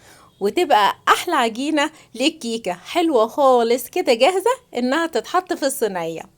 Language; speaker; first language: Arabic; native; Arabic